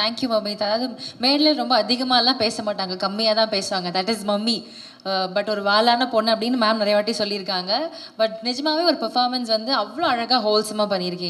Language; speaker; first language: Tamil; native; Tamil